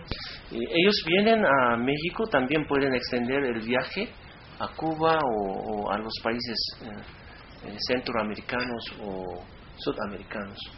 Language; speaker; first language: Spanish; non-native, fluent; Korean